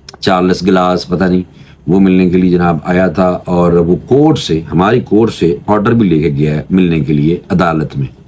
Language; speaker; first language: Urdu; non-native, local second language; Punjabi